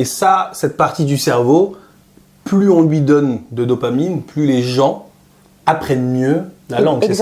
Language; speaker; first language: French; native; French